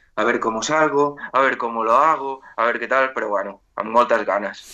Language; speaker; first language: Spanish; non-native, local second language; Catalan